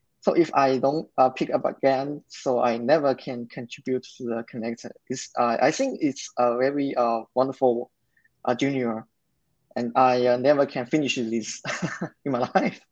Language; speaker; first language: English; non-native, learner; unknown